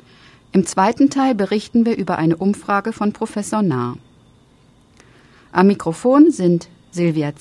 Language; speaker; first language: German; native; German